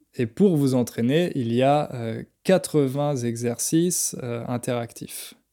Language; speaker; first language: French; native; French